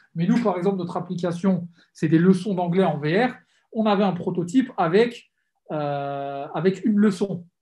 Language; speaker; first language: French; native; French